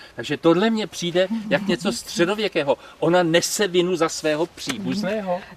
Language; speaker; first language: Czech; native; Czech